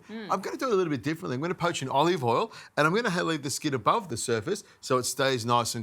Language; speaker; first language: English; native; English